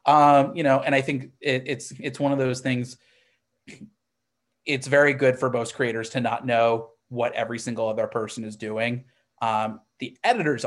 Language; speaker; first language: English; native; English